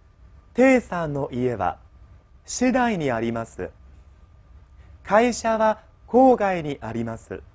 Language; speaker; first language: Japanese; non-native, fluent; Chinese